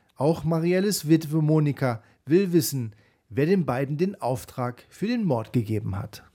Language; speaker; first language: German; native; German